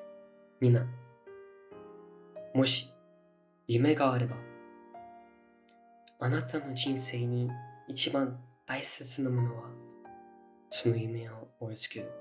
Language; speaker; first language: Japanese; non-native, fluent; English